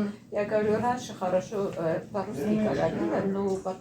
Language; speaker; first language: Russian; non-native, fluent; Armenian